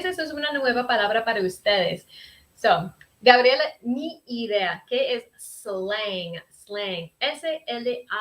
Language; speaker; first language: Spanish; early bilingual, heritage; Spanish